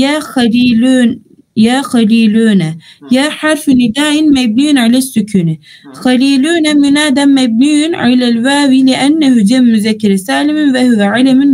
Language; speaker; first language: Arabic; non-native, fluent; Turkish